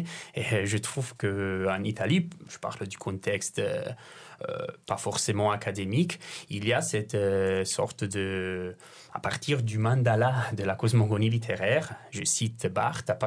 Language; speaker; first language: French; non-native, fluent; Italian